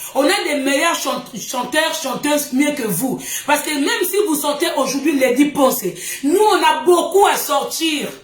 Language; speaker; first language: French; non-native, local second language; Lingala